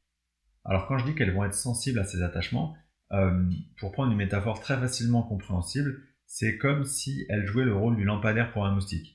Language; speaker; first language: French; native; French